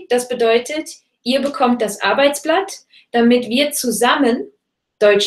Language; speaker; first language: German; non-native, fluent; English